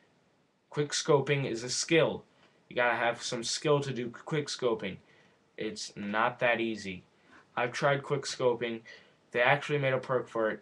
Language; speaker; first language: English; native; English